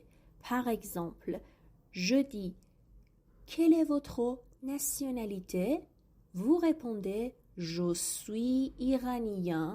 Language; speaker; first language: French; non-native, fluent; Persian